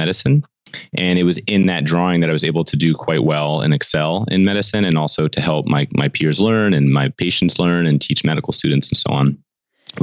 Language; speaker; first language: English; native; English